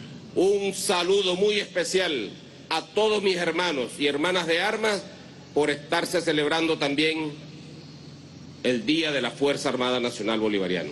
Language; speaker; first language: Spanish; native; Spanish